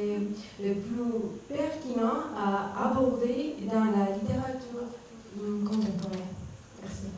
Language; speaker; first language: French; non-native, fluent; Georgian